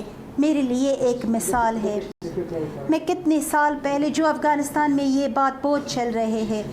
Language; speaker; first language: Hindi; non-native, fluent; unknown